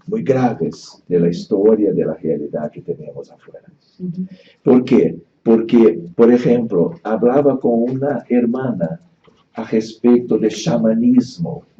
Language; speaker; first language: Spanish; non-native, fluent; Portuguese